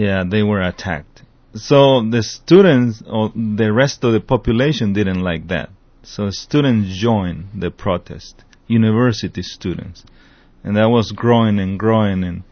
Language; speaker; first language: English; non-native, fluent; Spanish